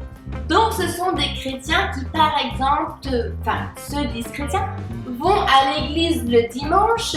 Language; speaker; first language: French; native; French